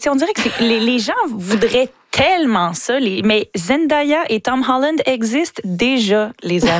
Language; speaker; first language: French; native; French